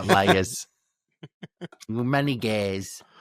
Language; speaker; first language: English; native; English